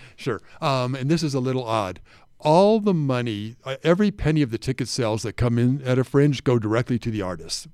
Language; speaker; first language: English; native; English